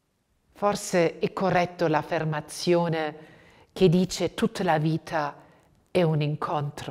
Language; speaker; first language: Italian; non-native, fluent; German